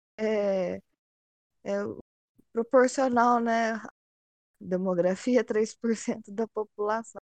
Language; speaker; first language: Portuguese; native; Portuguese